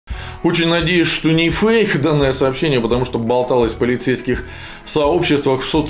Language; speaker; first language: Russian; native; Russian